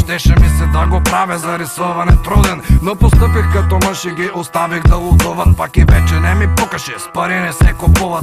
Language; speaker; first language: Bulgarian; native; Bulgarian